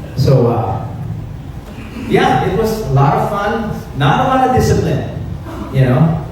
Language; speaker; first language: English; native; English